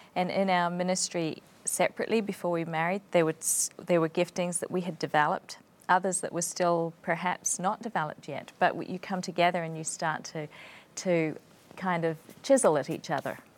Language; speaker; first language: English; native; English